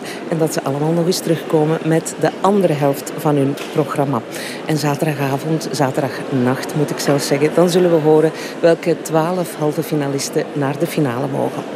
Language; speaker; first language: Dutch; native; Dutch